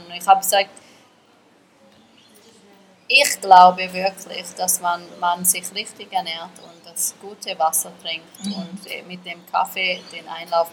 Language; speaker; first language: German; early bilingual, heritage; German